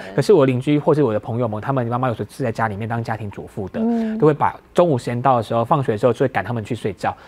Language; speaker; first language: Chinese; native; Chinese